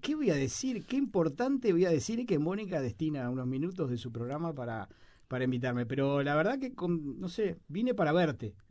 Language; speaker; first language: Spanish; native; Spanish